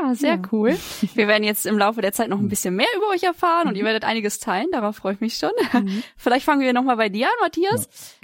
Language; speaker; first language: German; native; German